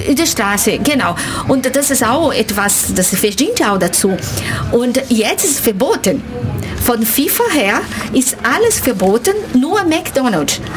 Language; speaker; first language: German; non-native, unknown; Portuguese